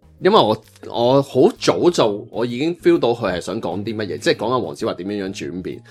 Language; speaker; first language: Cantonese; native; Cantonese